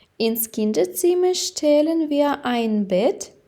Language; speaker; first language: German; non-native, fluent; Ukrainian